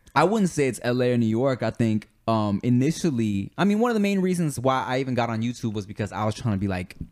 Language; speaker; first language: English; native; English